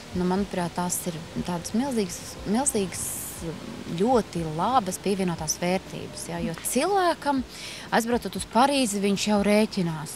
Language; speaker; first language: Latvian; native; Latvian